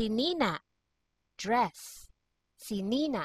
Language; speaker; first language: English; non-native, local second language; Cebuano